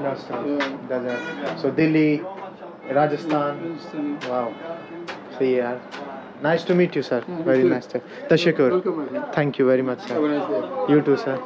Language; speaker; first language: English; non-native, local second language; Hindi